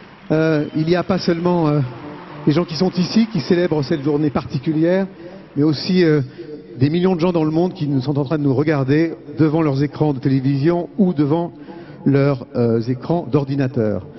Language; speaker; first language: French; native; French